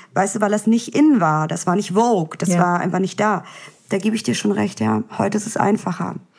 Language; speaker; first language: German; early bilingual, other home language; Vietnamese